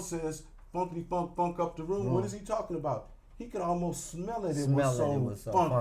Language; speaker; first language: English; native; English